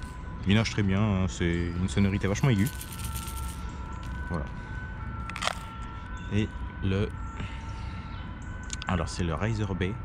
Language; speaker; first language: French; native; French